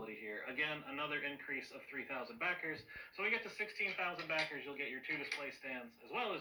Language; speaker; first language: English; native; English